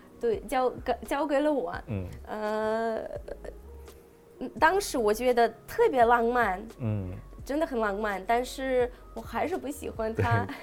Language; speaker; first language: Chinese; non-native, fluent; Russian